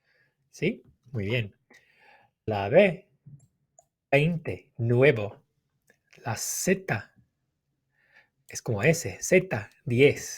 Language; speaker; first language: Spanish; non-native, fluent; English